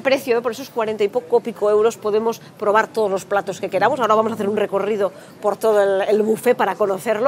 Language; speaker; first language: Spanish; native; Spanish